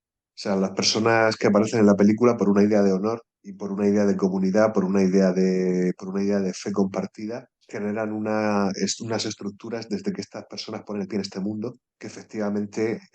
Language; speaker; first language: Spanish; native; Spanish